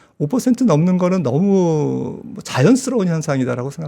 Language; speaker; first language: Korean; native; Korean